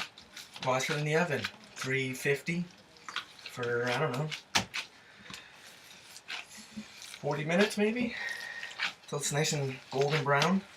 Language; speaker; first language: English; native; English